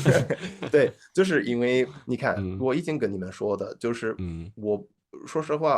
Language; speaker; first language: Chinese; non-native, fluent; English